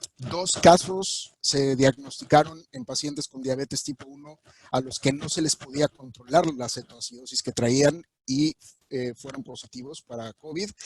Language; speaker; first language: Spanish; native; Spanish